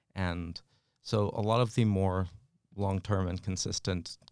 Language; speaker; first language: English; native; English